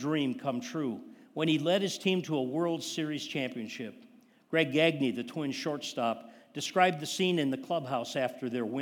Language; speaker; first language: English; native; English